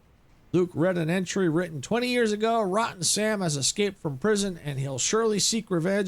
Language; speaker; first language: English; native; English